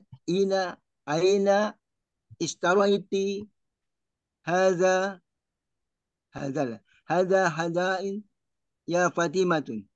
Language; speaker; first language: Arabic; non-native, learner; Indonesian